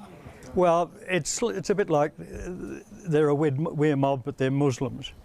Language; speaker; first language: English; native; English